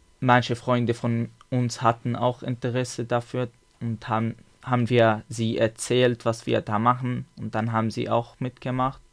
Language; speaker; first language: German; non-native, learner; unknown